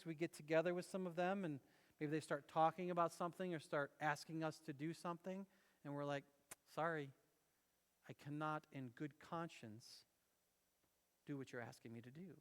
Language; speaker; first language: English; native; English